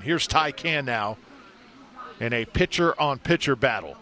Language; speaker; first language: English; native; English